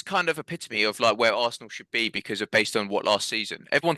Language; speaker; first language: English; native; English